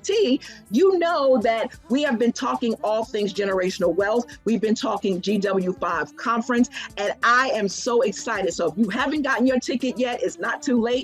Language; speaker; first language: English; native; English